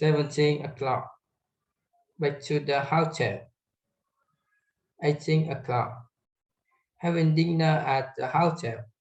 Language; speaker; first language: English; non-native, learner; Vietnamese